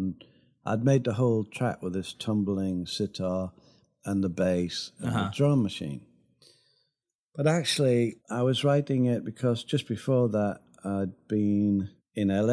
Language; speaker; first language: English; native; English